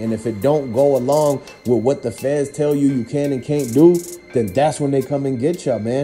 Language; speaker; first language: English; native; English